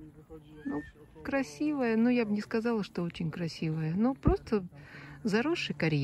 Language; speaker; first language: Russian; native; Russian